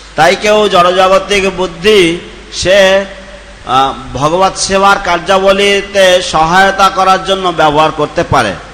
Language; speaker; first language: Bangla; native; Bangla